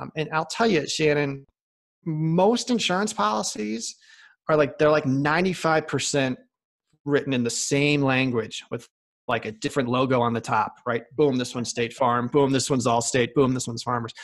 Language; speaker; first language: English; native; English